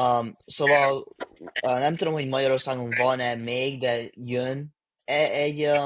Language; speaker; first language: Hungarian; early bilingual, heritage; English